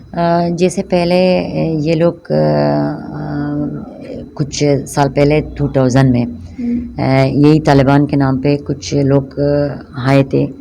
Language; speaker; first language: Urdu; non-native, local second language; Persian